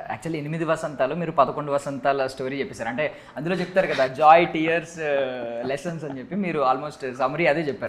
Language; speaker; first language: Telugu; native; Telugu